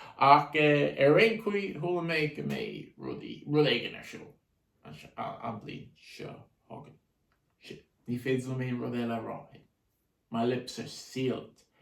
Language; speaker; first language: Irish; native; Irish